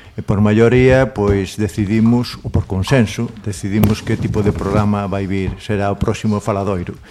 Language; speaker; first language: Galician; non-native, local second language; Spanish